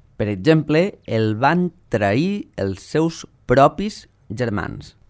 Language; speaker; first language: Catalan; native; Catalan